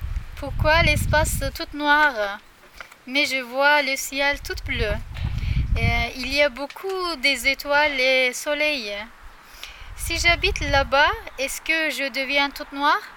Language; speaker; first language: French; non-native, learner; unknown